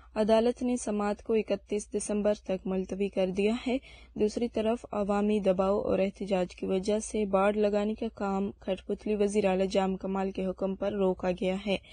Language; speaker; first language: Urdu; non-native, local second language; Baluchi